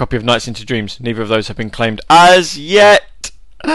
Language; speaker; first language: English; native; English